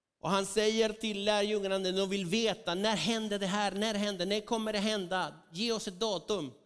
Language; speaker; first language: Swedish; non-native, fluent; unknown